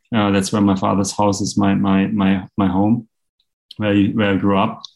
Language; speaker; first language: English; non-native, fluent; German